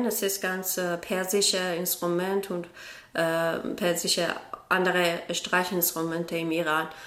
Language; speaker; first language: German; non-native, learner; Persian